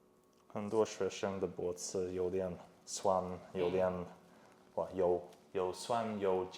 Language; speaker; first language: Chinese; non-native, fluent; English